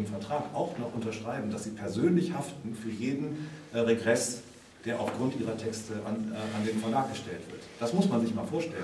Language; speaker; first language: German; native; German